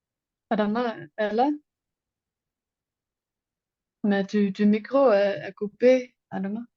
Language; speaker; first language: French; non-native, learner; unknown